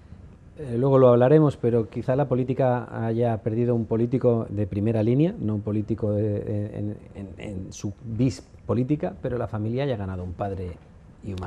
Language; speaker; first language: Spanish; native; Spanish